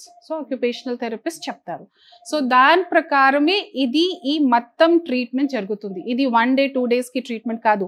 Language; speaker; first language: Telugu; non-native, fluent; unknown